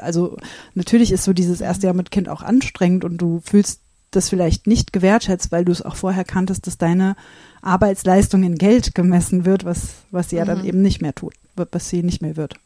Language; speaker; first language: German; native; German